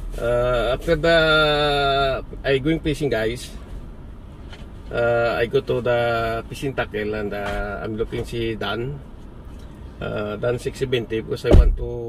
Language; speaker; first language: English; non-native, learner; Filipino